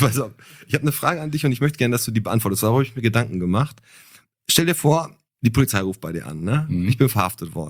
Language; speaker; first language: German; native; German